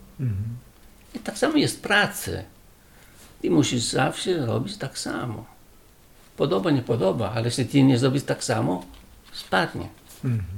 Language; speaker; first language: Polish; non-native, learner; Italian